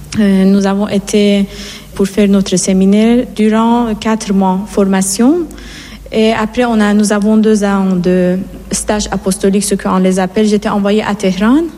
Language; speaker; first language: French; non-native, fluent; Persian